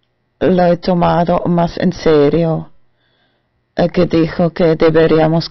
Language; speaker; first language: Spanish; non-native, fluent; German